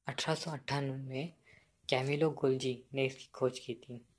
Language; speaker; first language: Hindi; non-native, local second language; Marathi